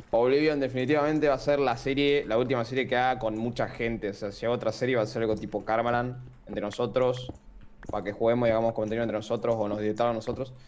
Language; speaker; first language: Spanish; native; Spanish